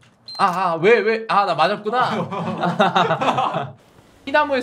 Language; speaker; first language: Korean; native; Korean